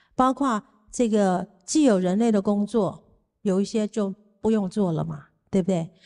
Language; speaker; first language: Chinese; native; Chinese